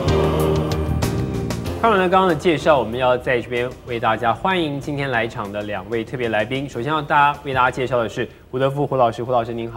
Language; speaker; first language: Chinese; native; Chinese